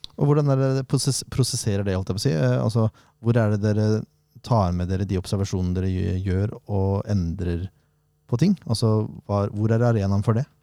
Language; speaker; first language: Norwegian; native; Norwegian